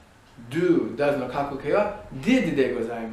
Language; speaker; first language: Japanese; non-native, fluent; English